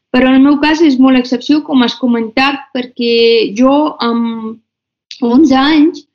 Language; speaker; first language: Catalan; non-native, fluent; Persian